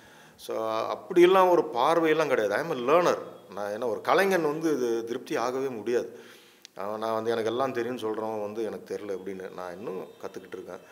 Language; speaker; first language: Tamil; native; Tamil